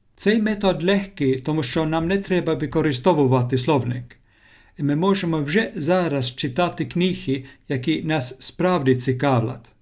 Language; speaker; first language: Ukrainian; non-native, learner; Finnish